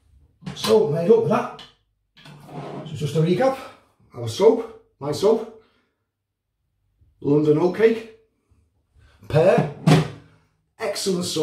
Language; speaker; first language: English; native; English